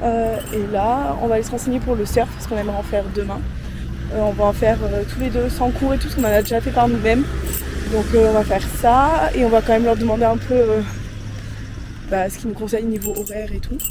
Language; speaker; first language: French; native; French